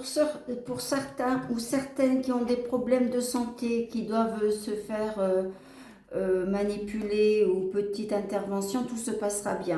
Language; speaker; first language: French; native; French